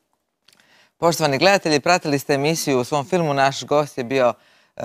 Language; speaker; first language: Croatian; native; Croatian